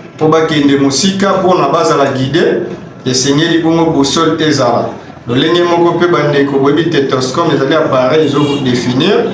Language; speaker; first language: Lingala; non-native, local second language; Kongo